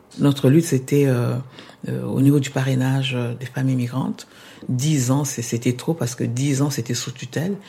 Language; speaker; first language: French; non-native, local second language; Lingala